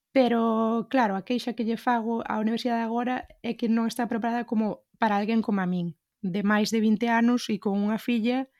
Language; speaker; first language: Galician; native; Galician